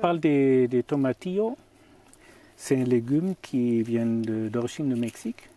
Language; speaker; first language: French; non-native, learner; German